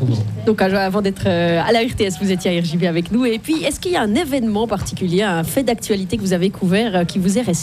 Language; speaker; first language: French; native; French